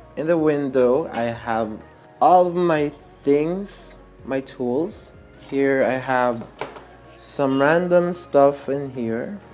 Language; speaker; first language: English; non-native, local second language; Filipino